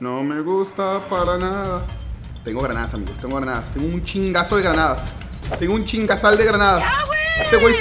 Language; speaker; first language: Spanish; native; Spanish